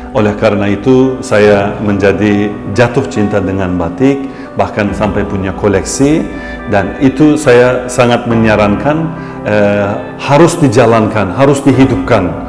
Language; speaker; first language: Indonesian; non-native, fluent; Turkish